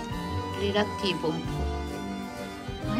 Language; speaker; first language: Italian; non-native, learner; Japanese